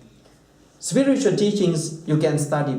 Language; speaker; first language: English; non-native, fluent; Thai